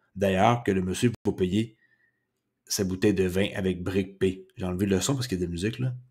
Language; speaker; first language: French; native; French